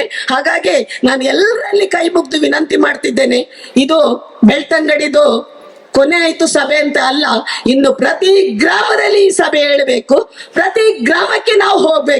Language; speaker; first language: Kannada; native; Kannada